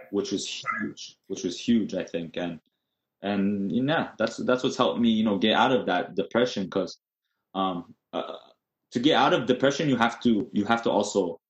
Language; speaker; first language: English; native; English